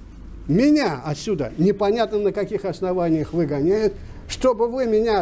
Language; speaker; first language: Russian; native; Russian